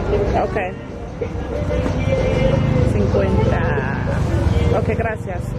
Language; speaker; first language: Spanish; non-native, learner; English